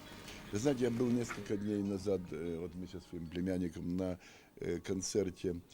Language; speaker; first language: Russian; non-native, local second language; Ukrainian